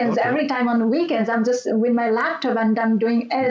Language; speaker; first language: English; non-native, local second language; Nepali